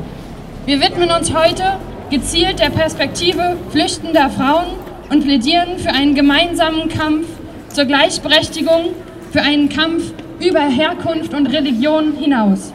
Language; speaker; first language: German; native; German